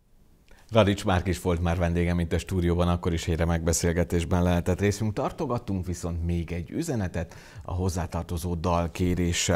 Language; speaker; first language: Hungarian; native; Hungarian